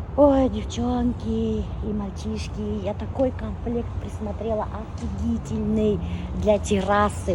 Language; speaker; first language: Russian; non-native, local second language; Bashkir